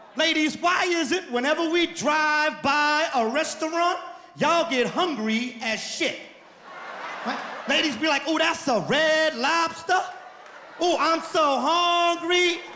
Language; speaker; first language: English; native; English